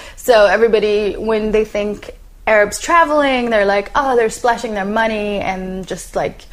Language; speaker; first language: English; non-native, fluent; Arabic